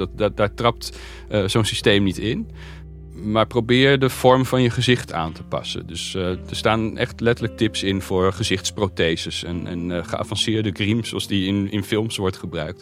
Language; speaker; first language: Dutch; native; Dutch